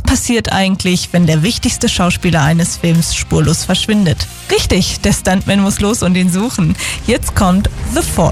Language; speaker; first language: German; native; German